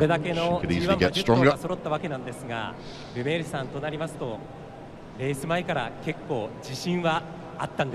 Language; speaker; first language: Japanese; native; Japanese